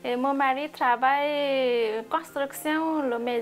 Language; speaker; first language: French; non-native, learner; Nepali